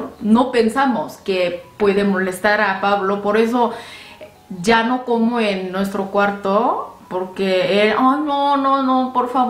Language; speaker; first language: Spanish; non-native, fluent; Korean